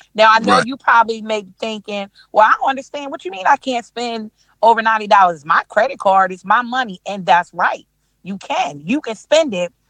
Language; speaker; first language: English; native; English